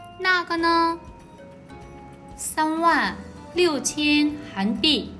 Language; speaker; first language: Chinese; non-native, learner; Korean